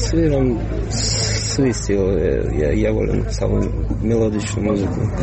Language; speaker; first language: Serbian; non-native, learner; Russian